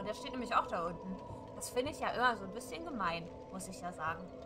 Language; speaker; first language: German; native; German